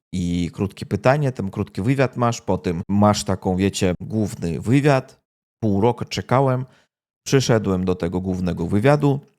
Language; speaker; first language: Polish; non-native, learner; Russian